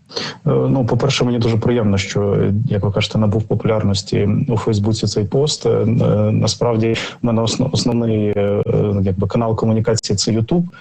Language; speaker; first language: Ukrainian; non-native, local second language; Russian